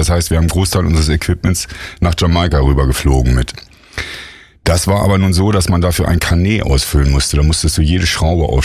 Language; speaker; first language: German; native; German